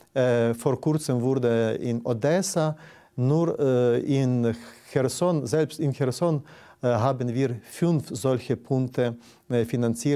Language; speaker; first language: German; non-native, fluent; Ukrainian